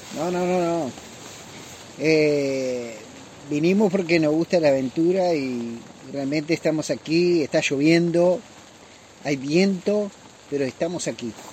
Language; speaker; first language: Spanish; native; Spanish